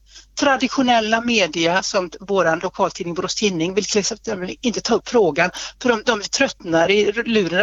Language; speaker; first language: Swedish; native; Swedish